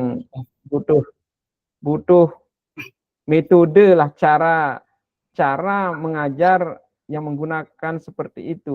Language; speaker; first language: Indonesian; non-native, local second language; Sasak